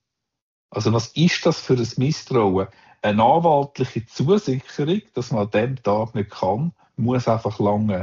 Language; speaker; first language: German; native; German